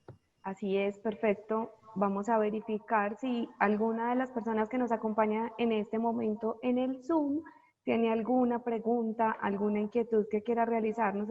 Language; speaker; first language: Spanish; native; Spanish